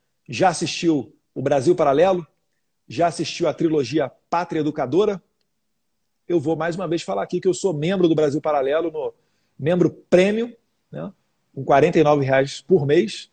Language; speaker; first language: Portuguese; native; Portuguese